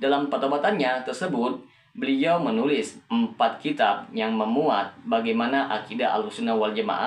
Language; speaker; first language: Indonesian; native; Indonesian